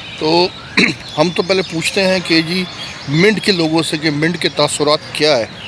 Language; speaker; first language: Urdu; native; Urdu